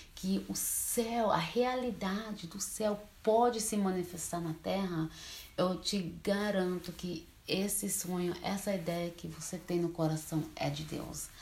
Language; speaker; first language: Portuguese; early bilingual, heritage; Portuguese